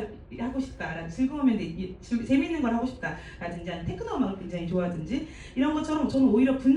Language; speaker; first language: Korean; native; Korean